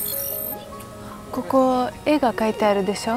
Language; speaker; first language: Japanese; non-native, fluent; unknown